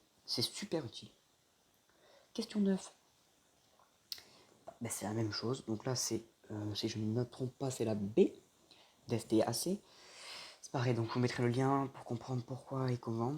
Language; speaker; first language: French; native; French